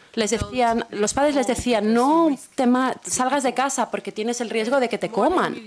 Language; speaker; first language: Spanish; non-native, fluent; Polish